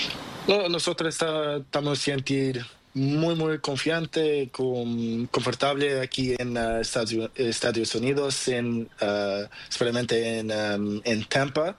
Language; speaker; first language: Spanish; non-native, learner; Portuguese